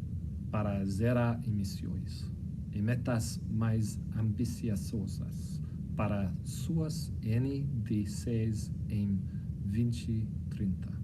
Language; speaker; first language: Portuguese; non-native, fluent; English